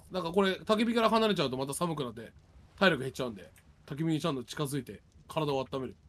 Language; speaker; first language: Japanese; native; Japanese